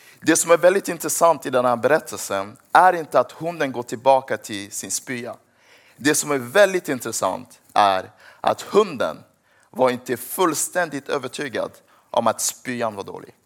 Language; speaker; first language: Swedish; early bilingual, other home language; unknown